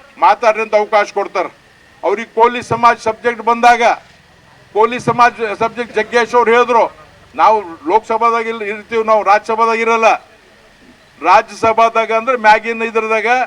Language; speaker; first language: Kannada; non-native, local second language; Lambadi